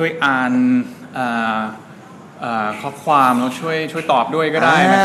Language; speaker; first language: Thai; early bilingual, other home language; Spanish